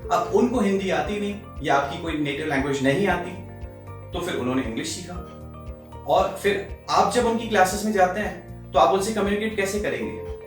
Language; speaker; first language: Hindi; native; Hindi